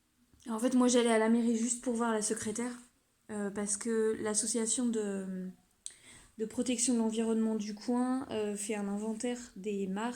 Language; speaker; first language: French; native; French